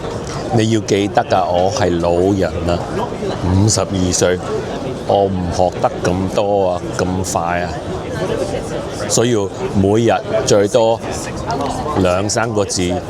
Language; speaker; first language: Cantonese; early bilingual, heritage; English